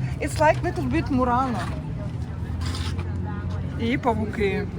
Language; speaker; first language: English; non-native, learner; Ukrainian